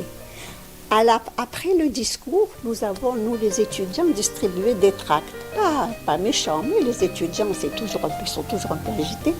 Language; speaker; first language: French; non-native, local second language; Arabic